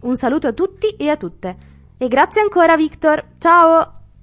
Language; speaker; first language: Italian; native; Italian